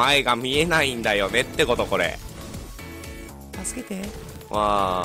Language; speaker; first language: Japanese; native; Japanese